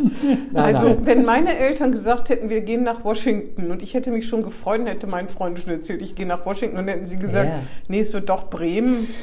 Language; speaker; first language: German; native; German